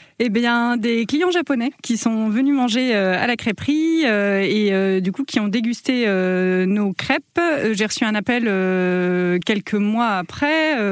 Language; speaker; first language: French; native; French